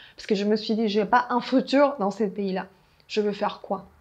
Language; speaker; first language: French; non-native, fluent; Spanish